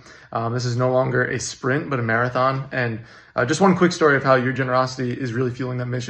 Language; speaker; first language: English; native; English